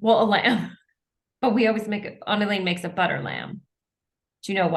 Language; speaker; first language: English; native; English